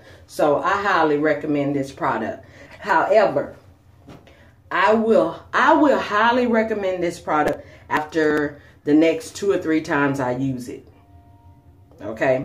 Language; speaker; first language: English; native; English